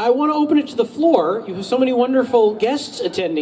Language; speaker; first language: English; native; English